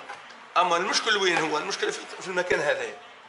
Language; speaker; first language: Arabic; native; Arabic